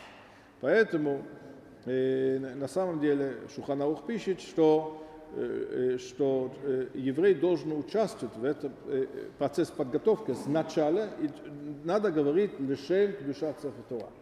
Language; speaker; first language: Russian; non-native, learner; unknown